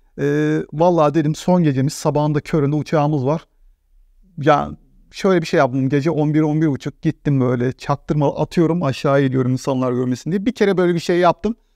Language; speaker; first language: Turkish; native; Turkish